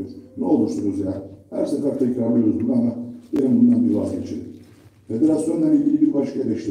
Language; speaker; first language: Turkish; native; Turkish